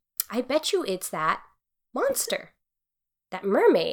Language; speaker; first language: English; native; English